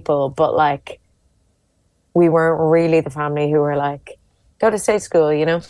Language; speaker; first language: English; native; English